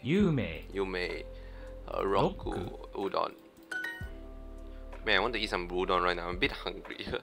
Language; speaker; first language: English; non-native, learner; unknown